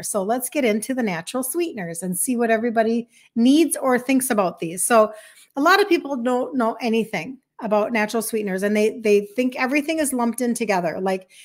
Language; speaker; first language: English; native; English